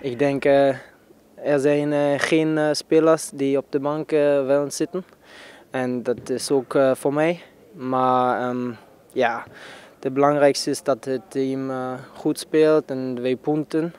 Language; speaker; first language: Dutch; non-native, learner; German